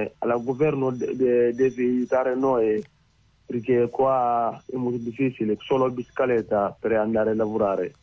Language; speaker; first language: Italian; non-native, learner; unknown